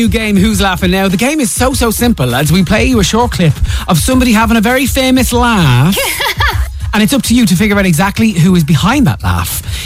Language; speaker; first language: English; native; English